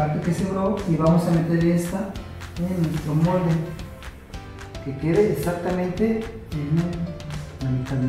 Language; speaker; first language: Spanish; native; Spanish